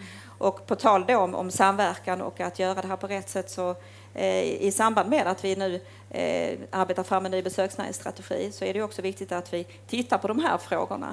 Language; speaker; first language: Swedish; native; Swedish